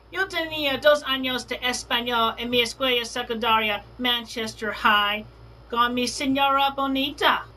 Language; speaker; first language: Spanish; non-native, learner; English